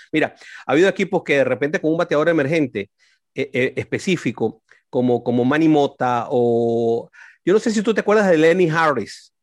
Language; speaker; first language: Spanish; native; Spanish